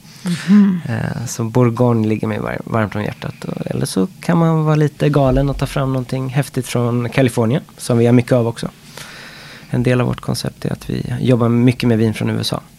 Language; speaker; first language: Swedish; non-native, fluent; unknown